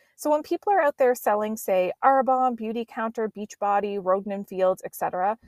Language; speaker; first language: English; native; English